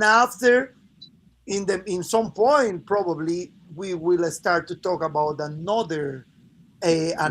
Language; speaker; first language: English; non-native, fluent; Spanish